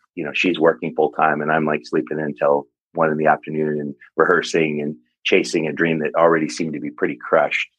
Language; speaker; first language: English; native; English